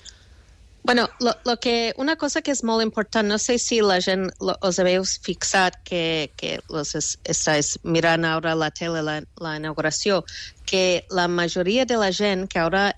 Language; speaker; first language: Catalan; non-native, fluent; English